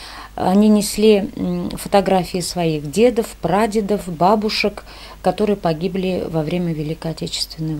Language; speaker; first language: Russian; native; Russian